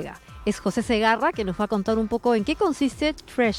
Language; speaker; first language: Spanish; native; Spanish